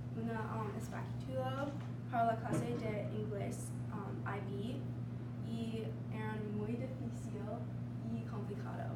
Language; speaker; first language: Spanish; non-native, learner; English